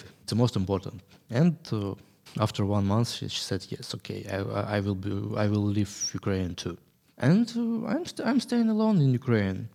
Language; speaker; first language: English; non-native, learner; Ukrainian